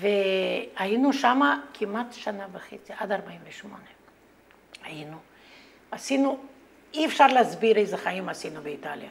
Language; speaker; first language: Hebrew; non-native, fluent; Romanian